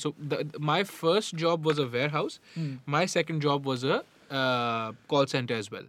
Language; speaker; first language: English; non-native, local second language; Hindi